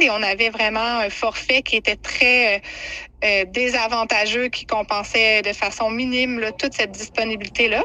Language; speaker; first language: French; native; French